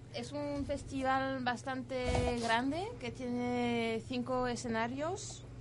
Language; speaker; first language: Spanish; non-native, fluent; French